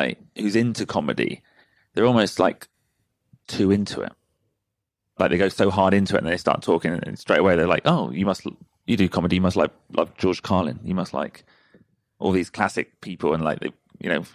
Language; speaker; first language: English; native; English